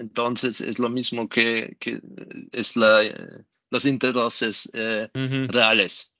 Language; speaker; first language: Spanish; non-native, learner; German